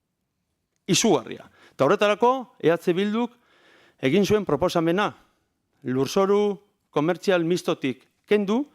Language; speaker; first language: Basque; native; Basque